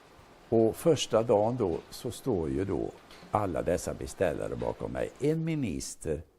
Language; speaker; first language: Swedish; native; Swedish